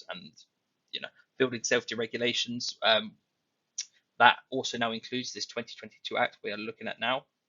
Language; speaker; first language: English; native; English